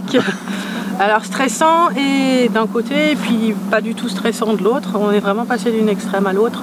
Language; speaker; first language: French; native; French